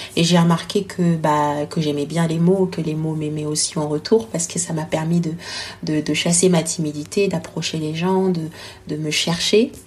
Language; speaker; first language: French; non-native, local second language; Lingala